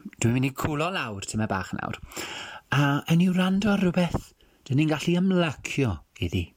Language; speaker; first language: Welsh; non-native, fluent; English